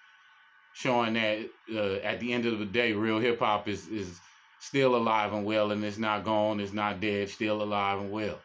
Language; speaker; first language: English; native; English